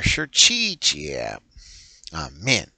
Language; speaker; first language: Chinese; non-native, learner; English